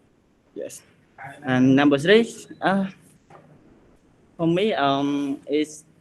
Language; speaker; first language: English; non-native, learner; Khmer